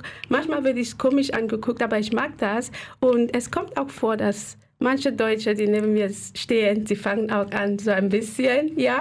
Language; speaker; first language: German; non-native, fluent; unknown